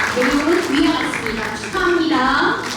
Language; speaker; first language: Korean; native; Korean